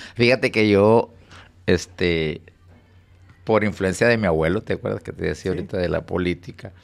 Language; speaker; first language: Spanish; native; Spanish